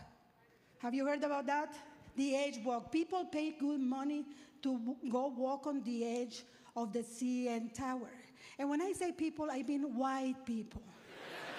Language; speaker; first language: English; non-native, fluent; Spanish